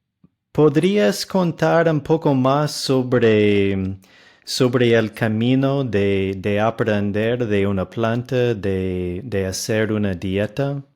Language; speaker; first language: Spanish; non-native, fluent; English